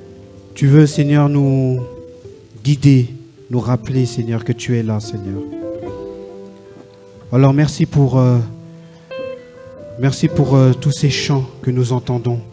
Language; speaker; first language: French; native; French